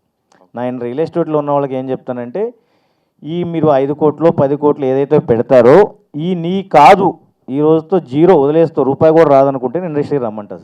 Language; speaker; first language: Telugu; native; Telugu